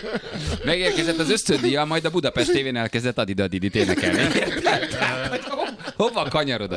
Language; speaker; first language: Hungarian; native; Hungarian